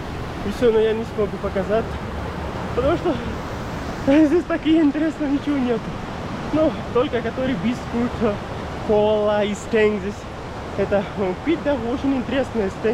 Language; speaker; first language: Russian; non-native, learner; Pashto